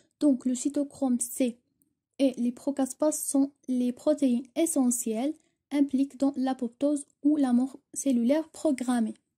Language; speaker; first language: French; non-native, local second language; Arabic